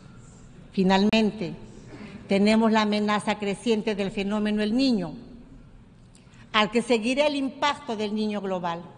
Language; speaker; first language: Spanish; native; Spanish